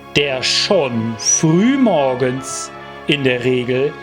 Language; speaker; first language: German; native; German